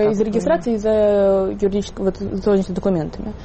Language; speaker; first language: Russian; native; Russian